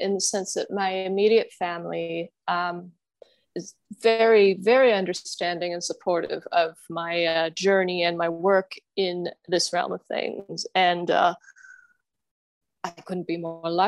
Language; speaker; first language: English; non-native, fluent; German